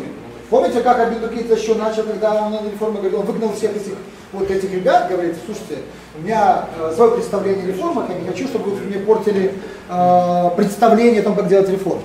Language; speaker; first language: Russian; native; Russian